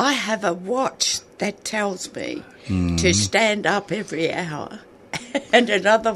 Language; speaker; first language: English; native; English